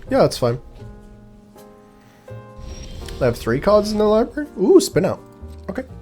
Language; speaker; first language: English; native; English